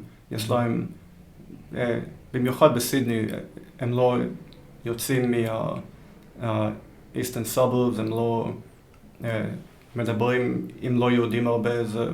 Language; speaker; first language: Hebrew; early bilingual, heritage; Hebrew